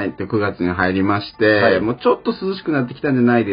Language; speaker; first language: Japanese; native; Japanese